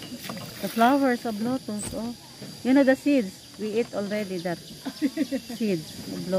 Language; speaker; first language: English; non-native, local second language; Filipino